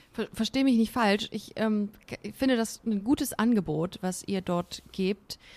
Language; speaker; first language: German; native; German